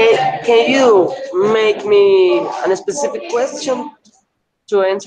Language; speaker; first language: English; non-native, learner; Spanish